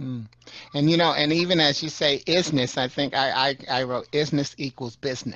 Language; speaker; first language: English; native; English